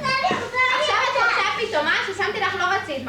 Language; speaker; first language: Hebrew; native; Hebrew